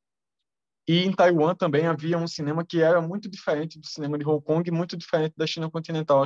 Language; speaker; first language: Portuguese; native; Portuguese